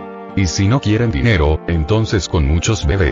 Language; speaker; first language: Spanish; native; Spanish